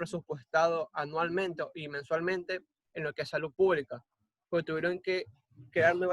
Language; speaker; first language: Spanish; native; Spanish